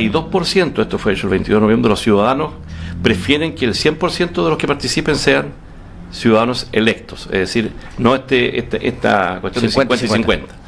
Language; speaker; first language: Spanish; native; Spanish